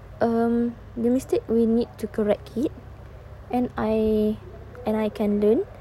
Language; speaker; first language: English; non-native, learner; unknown